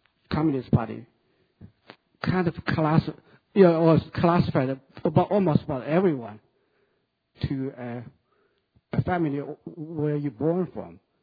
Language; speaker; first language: English; non-native, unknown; Chinese